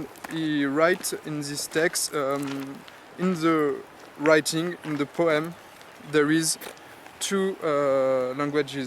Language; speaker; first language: English; non-native, learner; French